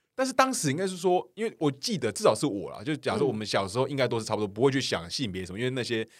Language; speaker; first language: Chinese; native; Chinese